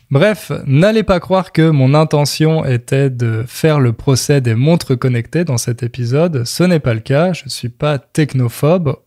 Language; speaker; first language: French; native; French